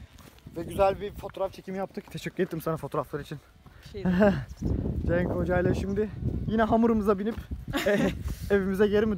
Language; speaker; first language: Turkish; native; Turkish